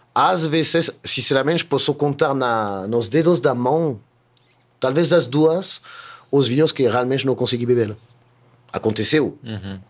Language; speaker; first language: Portuguese; non-native, fluent; French